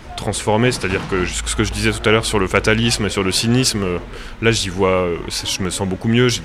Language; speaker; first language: French; native; French